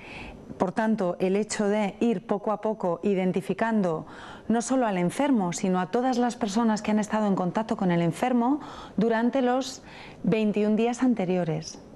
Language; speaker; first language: Spanish; native; Spanish